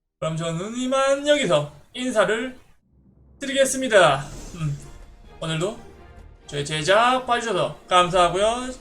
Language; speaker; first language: Korean; native; Korean